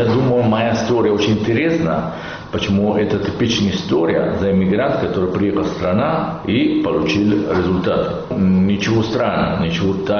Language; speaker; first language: Russian; non-native, learner; Italian